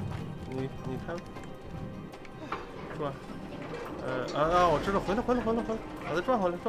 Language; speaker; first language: Chinese; native; Chinese